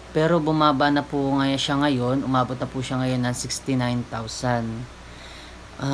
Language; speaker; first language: Filipino; native; Filipino